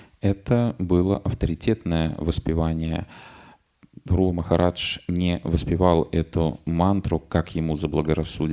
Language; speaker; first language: Russian; native; Russian